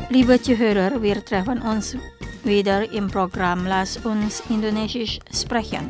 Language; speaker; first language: German; non-native, fluent; Indonesian